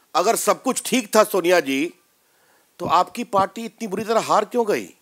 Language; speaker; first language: Hindi; native; Hindi